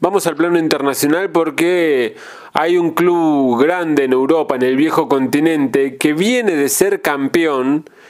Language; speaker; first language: Spanish; native; Spanish